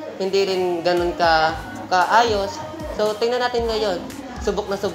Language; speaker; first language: Filipino; native; Filipino